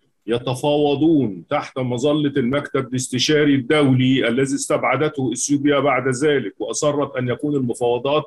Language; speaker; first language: Arabic; native; Arabic